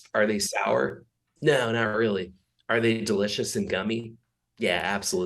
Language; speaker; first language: English; native; English